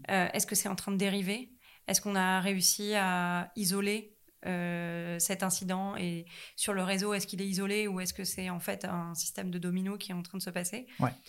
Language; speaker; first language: French; native; French